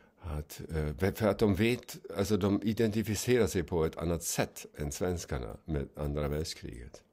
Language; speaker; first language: Swedish; non-native, fluent; German